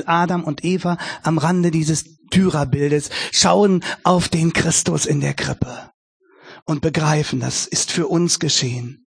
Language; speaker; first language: German; native; German